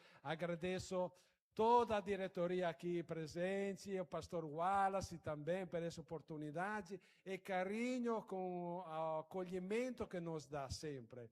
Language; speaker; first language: Portuguese; non-native, fluent; Italian